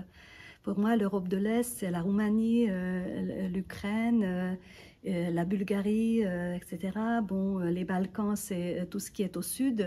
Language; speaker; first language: French; non-native, fluent; Hungarian